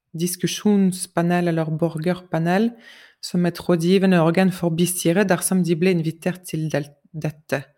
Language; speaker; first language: Norwegian; non-native, fluent; French